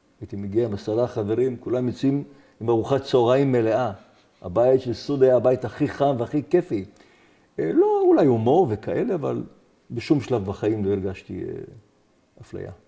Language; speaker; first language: Hebrew; native; Hebrew